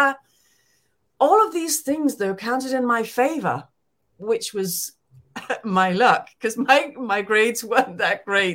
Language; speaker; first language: English; non-native, fluent; Danish